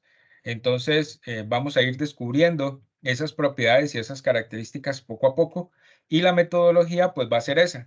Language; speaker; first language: Spanish; native; Spanish